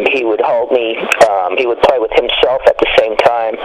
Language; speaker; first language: English; early bilingual, other home language; Greek